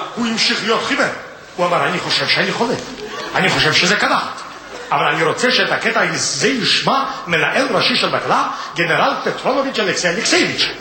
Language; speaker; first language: Hebrew; non-native, fluent; Russian